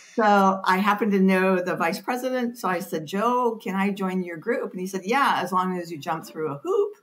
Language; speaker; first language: English; native; English